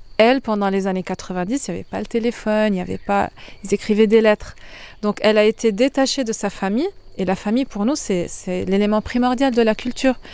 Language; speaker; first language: French; non-native, local second language; Arabic